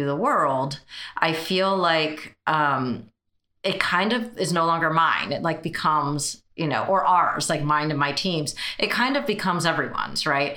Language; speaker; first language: English; early bilingual, other home language; Chinese